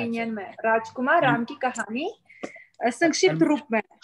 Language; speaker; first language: Hindi; non-native, learner; Armenian